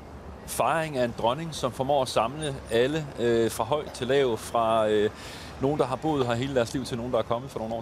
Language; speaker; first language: Danish; native; Danish